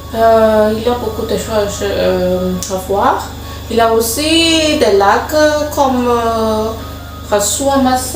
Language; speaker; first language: French; non-native, local second language; Malagasy